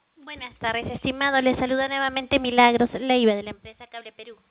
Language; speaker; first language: Spanish; native; Spanish